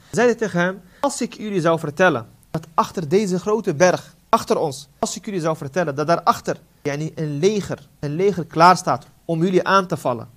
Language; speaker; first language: Dutch; non-native, fluent; Arabic